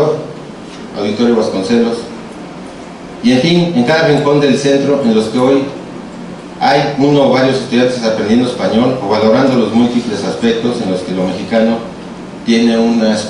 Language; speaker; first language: Spanish; native; Spanish